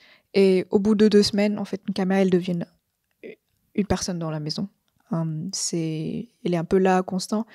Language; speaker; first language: French; non-native, fluent; Vietnamese